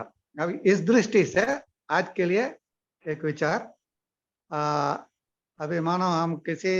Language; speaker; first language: Hindi; non-native, local second language; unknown